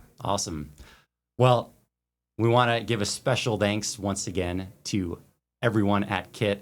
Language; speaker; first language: English; native; English